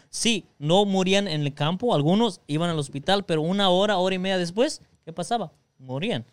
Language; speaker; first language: Spanish; early bilingual, other home language; English